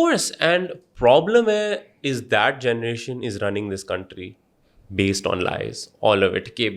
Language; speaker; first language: English; non-native, local second language; Urdu